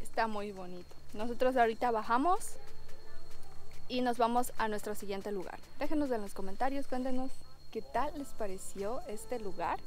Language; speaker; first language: Spanish; native; Spanish